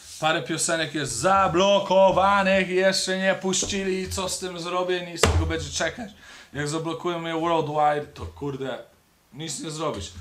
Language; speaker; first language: Polish; early bilingual, heritage; Polish